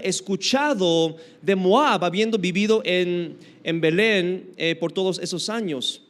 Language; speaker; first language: Spanish; native; Spanish